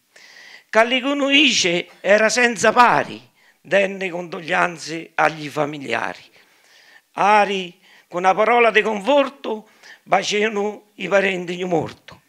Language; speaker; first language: Italian; native; Italian